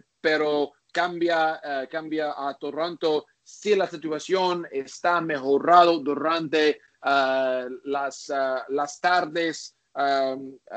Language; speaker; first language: Spanish; non-native, learner; English